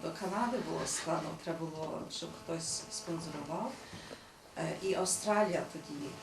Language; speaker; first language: Ukrainian; early bilingual, heritage; Ukrainian